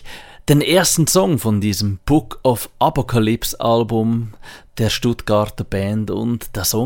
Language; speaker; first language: German; native; German